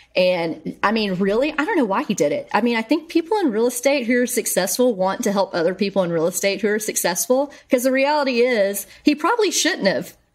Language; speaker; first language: English; native; English